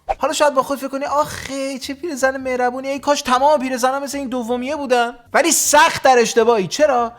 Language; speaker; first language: Persian; early bilingual, heritage; Persian